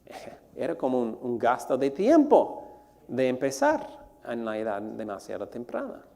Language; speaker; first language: Spanish; non-native, fluent; English